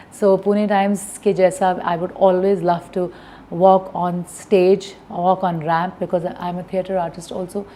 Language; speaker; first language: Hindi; non-native, local second language; Bhojpuri